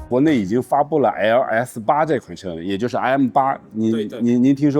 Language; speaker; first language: Chinese; native; Chinese